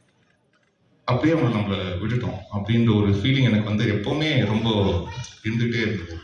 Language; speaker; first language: Tamil; native; Tamil